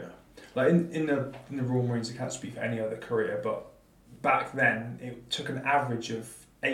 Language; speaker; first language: English; native; English